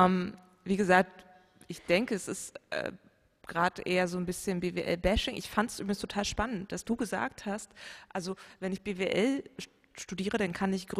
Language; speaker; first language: German; native; German